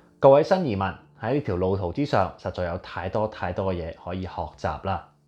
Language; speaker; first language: Cantonese; native; Cantonese